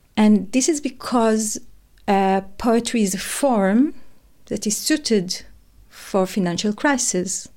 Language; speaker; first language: English; non-native, fluent; Hebrew